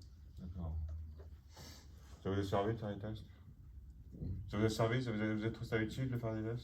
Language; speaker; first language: French; native; French